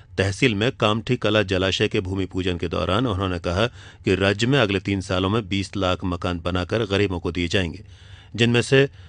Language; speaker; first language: Hindi; native; Hindi